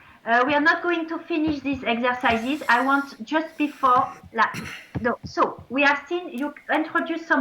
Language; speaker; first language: English; non-native, fluent; French